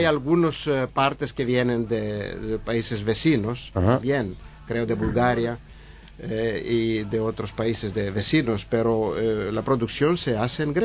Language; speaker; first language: Spanish; non-native, learner; Greek